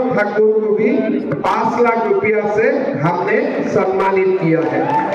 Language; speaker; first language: Hindi; non-native, local second language; Assamese